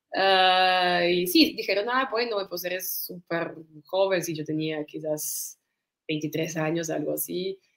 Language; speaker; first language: Spanish; non-native, fluent; Russian